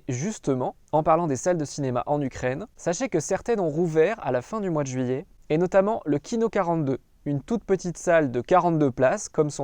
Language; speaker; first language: French; native; French